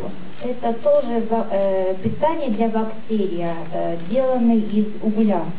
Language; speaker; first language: Russian; non-native, fluent; Japanese